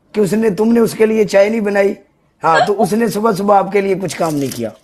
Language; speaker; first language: Urdu; native; Urdu